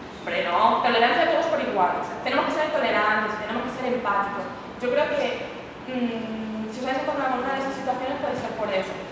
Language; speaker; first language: Spanish; native; Spanish